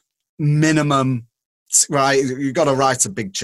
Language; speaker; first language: English; native; English